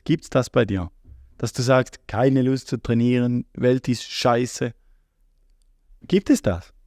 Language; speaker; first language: German; native; German